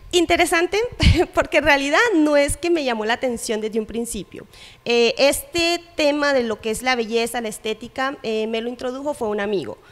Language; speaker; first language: Spanish; native; Spanish